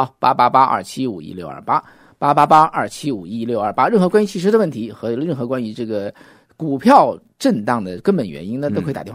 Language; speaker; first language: Chinese; native; Chinese